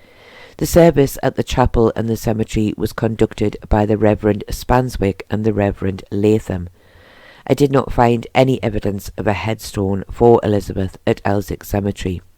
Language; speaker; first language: English; native; English